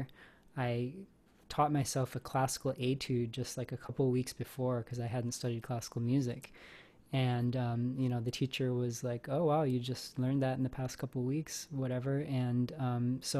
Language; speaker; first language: English; native; English